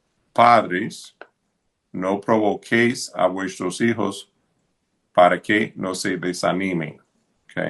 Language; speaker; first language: Spanish; non-native, fluent; English